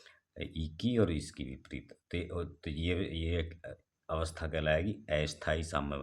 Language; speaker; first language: Hindi; native; Hindi